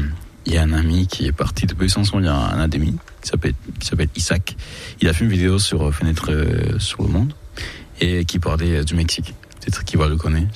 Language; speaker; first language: French; non-native, fluent; Spanish